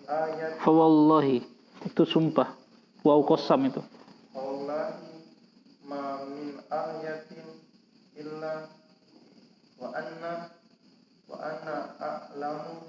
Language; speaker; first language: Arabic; non-native, fluent; Indonesian